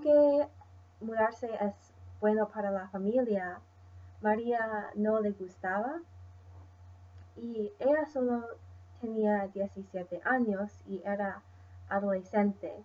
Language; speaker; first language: Spanish; non-native, learner; English